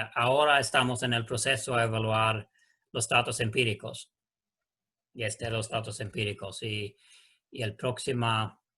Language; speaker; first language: Spanish; non-native, learner; Swedish